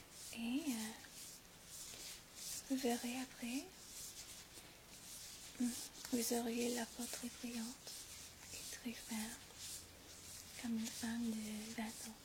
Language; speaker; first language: French; non-native, fluent; English